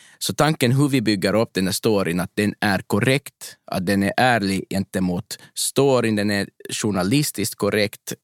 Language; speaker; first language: Swedish; native; Swedish